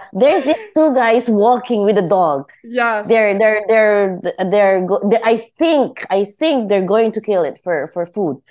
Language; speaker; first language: English; non-native, local second language; Filipino